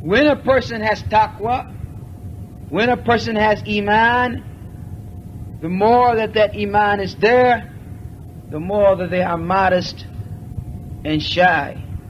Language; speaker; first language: English; native; English